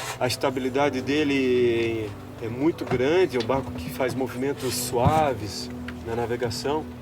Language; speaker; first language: Portuguese; native; Portuguese